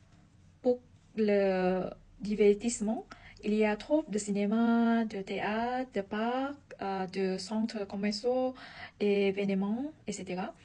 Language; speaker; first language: French; non-native, learner; Vietnamese